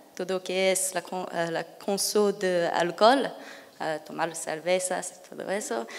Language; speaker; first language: Spanish; non-native, learner; English